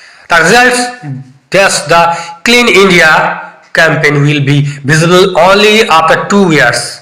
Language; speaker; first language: English; non-native, local second language; Bangla